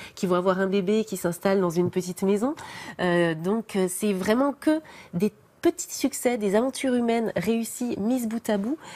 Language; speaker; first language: French; native; French